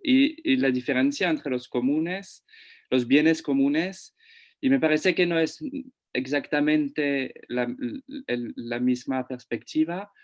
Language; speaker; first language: Spanish; non-native, fluent; French